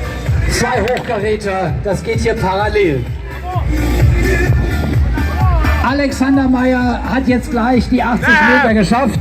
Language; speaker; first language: German; native; German